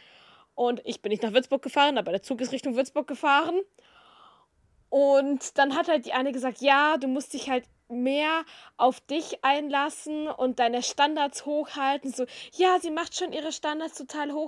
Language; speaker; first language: German; native; German